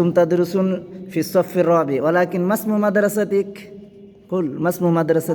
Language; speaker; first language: Arabic; non-native, fluent; Bangla